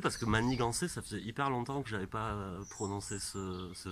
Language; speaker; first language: French; native; French